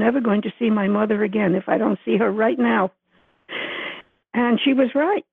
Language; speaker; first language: English; early bilingual, other home language; Spanish